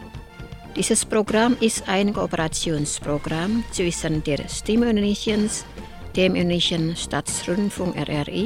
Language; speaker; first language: German; non-native, fluent; Indonesian